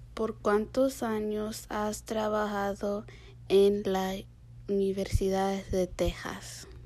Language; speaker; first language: Spanish; early bilingual, heritage; Spanish